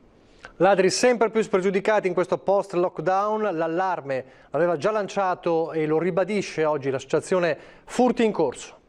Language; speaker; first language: Italian; native; Italian